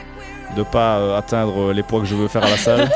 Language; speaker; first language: French; native; French